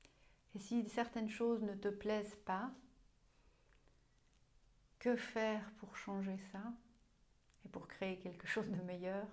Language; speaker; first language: French; non-native, fluent; German